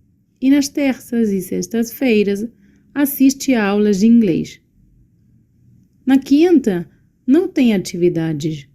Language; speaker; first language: Portuguese; non-native, learner; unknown